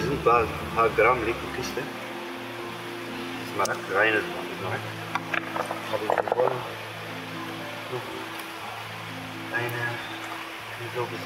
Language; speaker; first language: German; non-native, learner; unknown